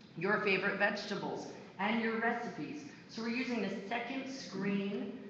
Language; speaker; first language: English; native; English